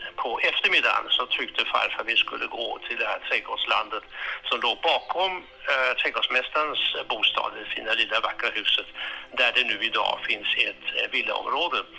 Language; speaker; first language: Swedish; early bilingual, heritage; Swedish